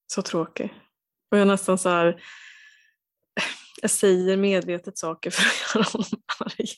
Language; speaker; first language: Swedish; native; Swedish